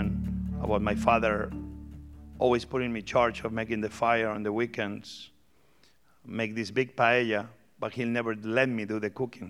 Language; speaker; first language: English; non-native, fluent; Spanish